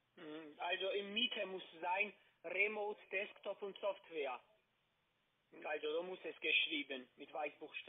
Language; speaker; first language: German; non-native, learner; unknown